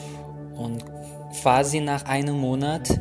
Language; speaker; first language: German; non-native, fluent; Portuguese